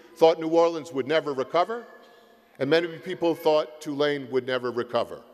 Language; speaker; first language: English; native; English